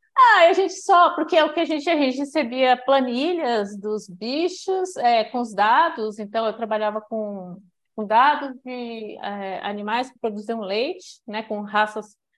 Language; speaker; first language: Portuguese; early bilingual, other home language; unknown